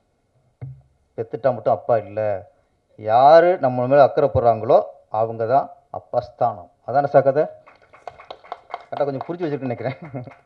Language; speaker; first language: Tamil; native; Tamil